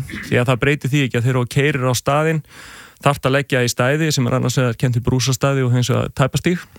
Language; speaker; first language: Icelandic; native; Icelandic